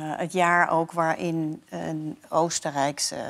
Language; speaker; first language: Dutch; native; Dutch